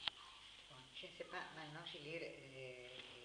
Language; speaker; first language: French; non-native, learner; Spanish